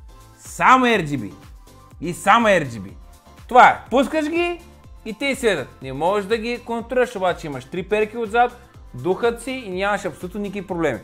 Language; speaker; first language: Bulgarian; native; Bulgarian